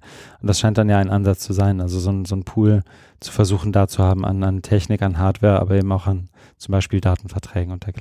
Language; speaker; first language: German; native; German